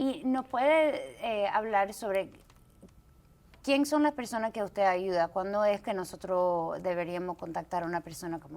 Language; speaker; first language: Spanish; early bilingual, heritage; Spanish